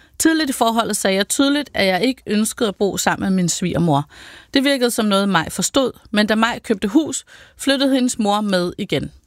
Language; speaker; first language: Danish; native; Danish